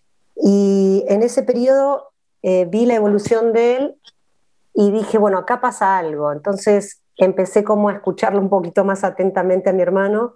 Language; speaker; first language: Spanish; native; Spanish